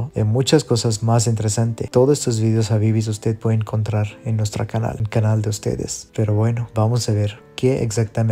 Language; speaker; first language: Spanish; non-native, fluent; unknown